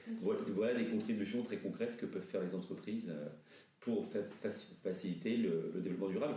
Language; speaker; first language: French; native; French